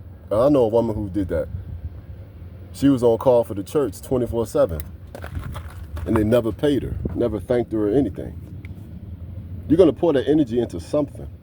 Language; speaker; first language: English; native; English